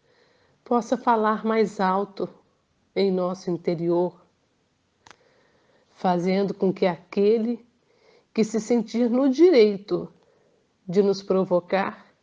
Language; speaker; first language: Portuguese; native; Portuguese